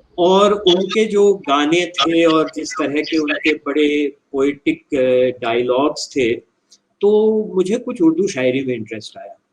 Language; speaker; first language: Hindi; native; Hindi